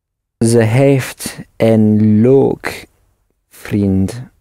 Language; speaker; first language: Dutch; non-native, learner; English